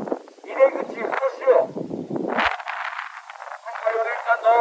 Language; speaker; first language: Japanese; native; Japanese